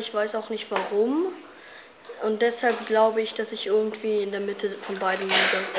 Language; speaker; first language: German; early bilingual, other home language; Russian